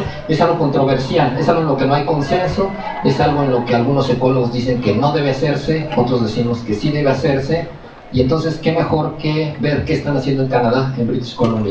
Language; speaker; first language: Spanish; native; Spanish